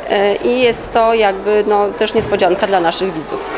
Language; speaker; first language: Polish; native; Polish